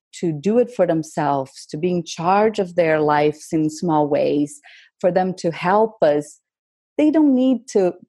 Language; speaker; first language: English; non-native, fluent; Portuguese